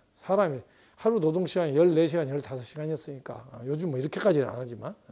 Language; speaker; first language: Korean; native; Korean